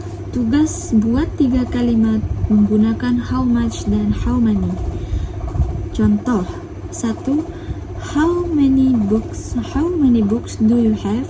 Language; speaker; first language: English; non-native, learner; Indonesian